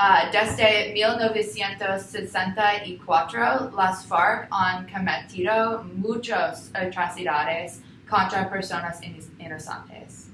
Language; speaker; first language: Spanish; non-native, learner; English